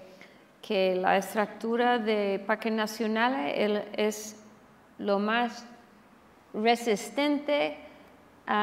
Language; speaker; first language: Spanish; non-native, fluent; English